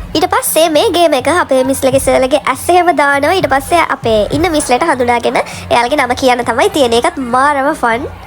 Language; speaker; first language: Sinhala; non-native, local second language; Tamil